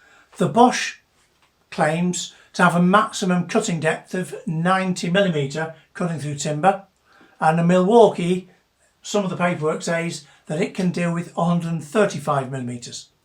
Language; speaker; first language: English; native; English